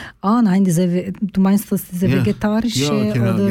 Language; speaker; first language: German; non-native, learner; Turkish